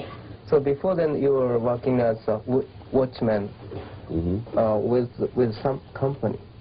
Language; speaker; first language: English; non-native, fluent; Japanese